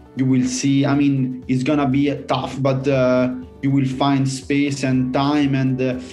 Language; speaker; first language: English; non-native, fluent; Italian